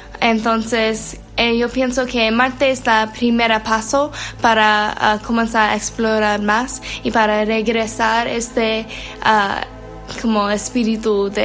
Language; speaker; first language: Spanish; non-native, learner; English